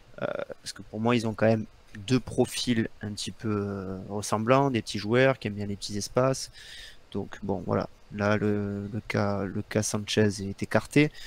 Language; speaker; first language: French; native; French